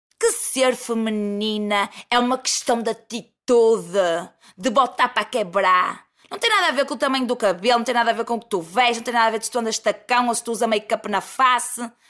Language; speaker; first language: Portuguese; native; Portuguese